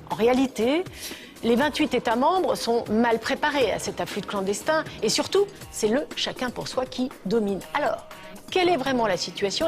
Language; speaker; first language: French; native; French